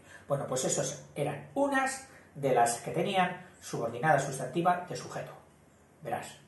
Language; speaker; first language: Spanish; native; Spanish